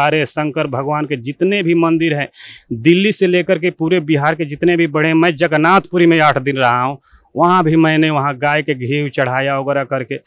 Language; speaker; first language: Hindi; native; Hindi